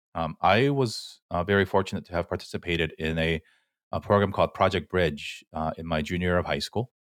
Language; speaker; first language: English; early bilingual, other home language; Korean